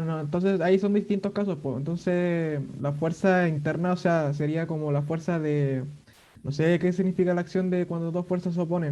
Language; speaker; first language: Spanish; native; Spanish